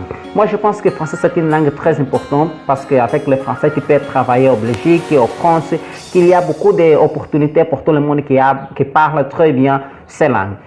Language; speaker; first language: French; non-native, learner; Portuguese